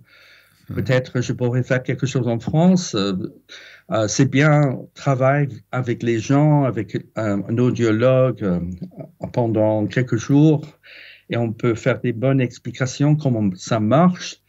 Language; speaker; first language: French; non-native, fluent; English